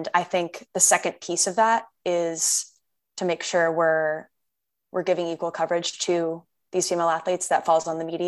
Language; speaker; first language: English; native; English